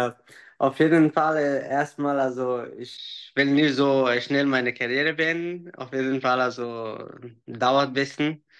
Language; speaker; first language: German; non-native, learner; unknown